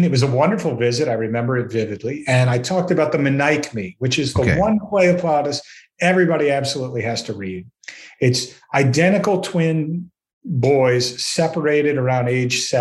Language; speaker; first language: English; native; English